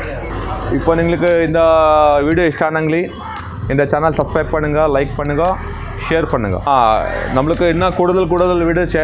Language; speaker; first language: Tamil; non-native, learner; Malayalam